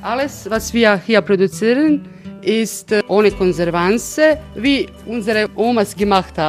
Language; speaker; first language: German; non-native, learner; Croatian